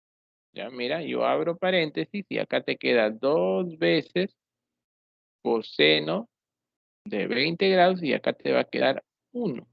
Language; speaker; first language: Spanish; native; Spanish